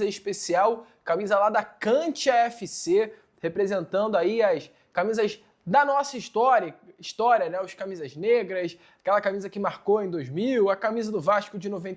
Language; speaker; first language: Portuguese; native; Portuguese